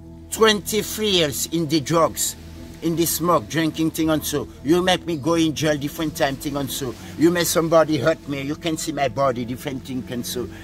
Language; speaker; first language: English; non-native, learner; French